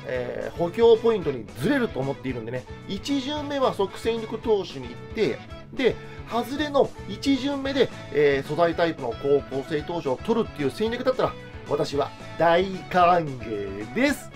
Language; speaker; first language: Japanese; native; Japanese